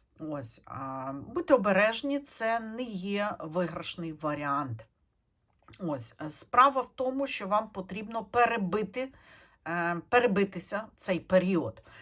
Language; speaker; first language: Ukrainian; non-native, local second language; Russian